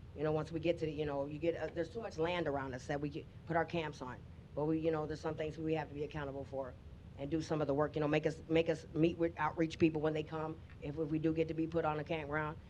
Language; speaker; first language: English; native; English